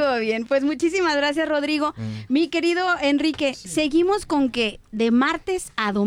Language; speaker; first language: Spanish; native; Spanish